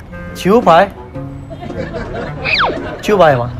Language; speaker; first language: Chinese; non-native, fluent; Indonesian